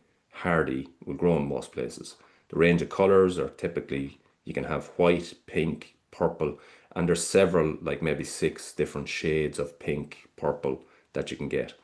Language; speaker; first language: English; native; English